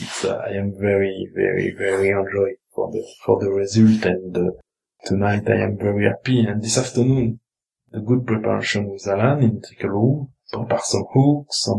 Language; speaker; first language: English; non-native, learner; French